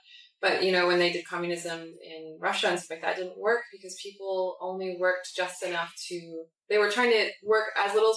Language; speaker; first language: English; native; English